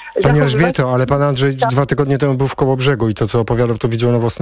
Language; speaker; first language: Polish; native; Polish